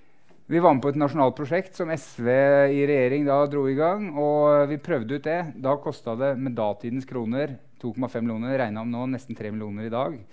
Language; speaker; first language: Norwegian; native; Norwegian